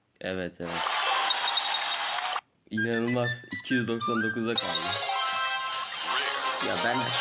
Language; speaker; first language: Turkish; native; Turkish